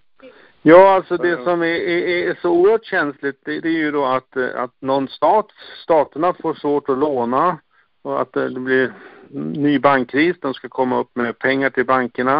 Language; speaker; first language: Swedish; native; Swedish